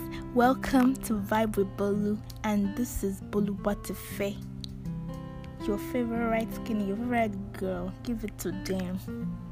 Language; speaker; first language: English; non-native, local second language; Yoruba